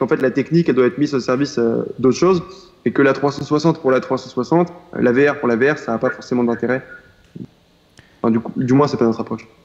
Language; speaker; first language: French; native; French